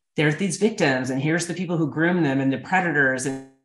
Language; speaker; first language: English; native; English